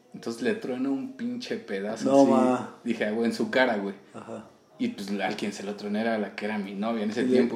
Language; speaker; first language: Spanish; native; Spanish